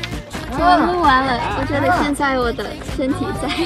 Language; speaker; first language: Chinese; non-native, fluent; Thai